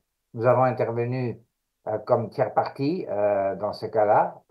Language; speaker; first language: French; non-native, fluent; Greek